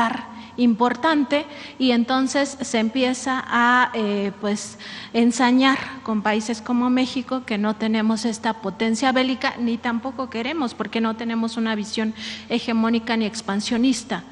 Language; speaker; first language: Spanish; native; Spanish